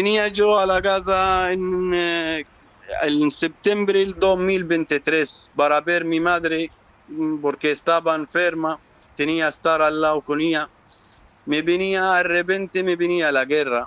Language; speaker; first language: Spanish; non-native, learner; Arabic